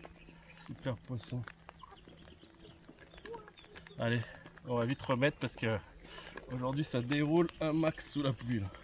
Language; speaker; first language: French; native; French